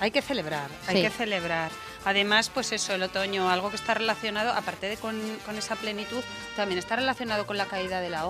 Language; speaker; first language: Spanish; native; Spanish